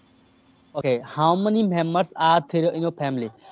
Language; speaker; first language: English; non-native, learner; Hindi